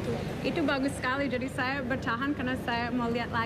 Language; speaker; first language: Indonesian; non-native, fluent; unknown